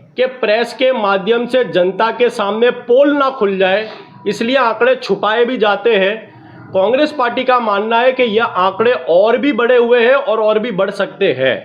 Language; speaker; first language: Hindi; non-native, local second language; Gujarati